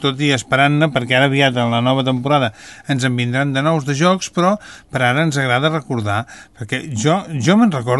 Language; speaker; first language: Catalan; native; Catalan